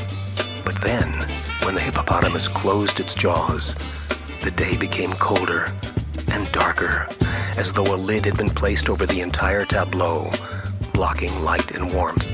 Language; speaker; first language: English; native; English